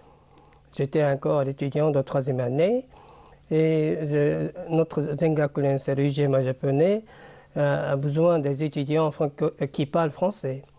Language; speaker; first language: French; non-native, fluent; Japanese